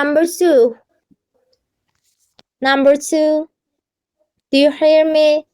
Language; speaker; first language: English; non-native, learner; Turkish